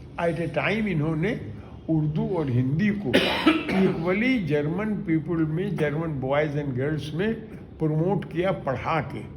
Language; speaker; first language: Urdu; native; Urdu